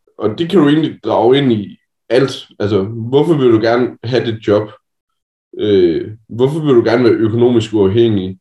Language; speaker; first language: Danish; native; Danish